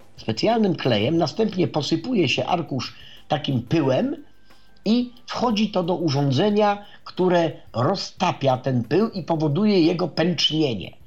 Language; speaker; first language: Polish; native; Polish